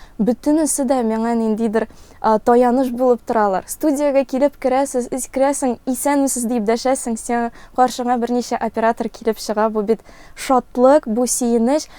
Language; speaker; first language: Tatar; non-native, local second language; Russian